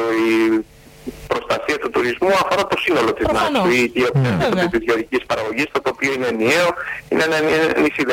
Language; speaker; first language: Greek; native; Greek